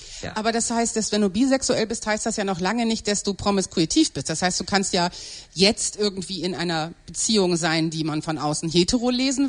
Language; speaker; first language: German; native; German